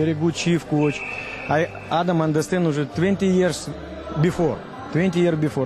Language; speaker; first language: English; non-native, learner; Russian